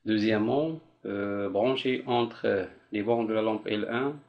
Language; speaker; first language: French; non-native, local second language; Arabic